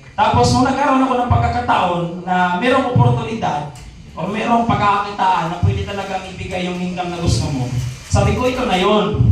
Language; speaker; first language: Filipino; non-native, local second language; Masbatenyo